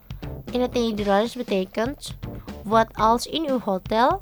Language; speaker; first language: Dutch; non-native, learner; Indonesian